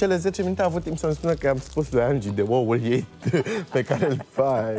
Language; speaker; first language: Romanian; native; Romanian